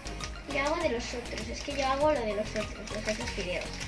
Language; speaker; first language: Spanish; early bilingual, heritage; Spanish